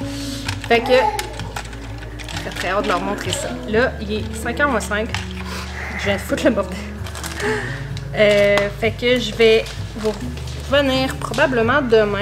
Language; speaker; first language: French; native; French